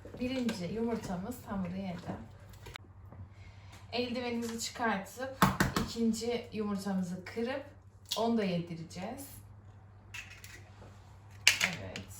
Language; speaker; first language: Turkish; native; Turkish